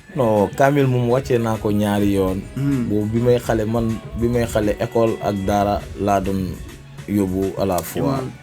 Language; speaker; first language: Wolof; non-native, local second language; Fula